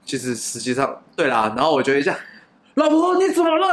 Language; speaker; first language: Chinese; native; Chinese